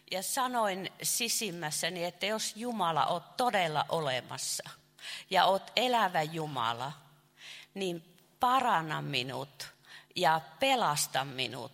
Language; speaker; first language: Finnish; non-native, fluent; Chinese